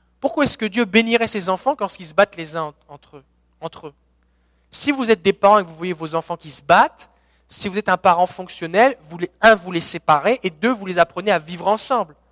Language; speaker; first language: French; native; French